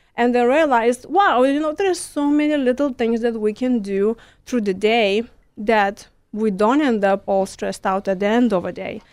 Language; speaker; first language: English; non-native, fluent; Lithuanian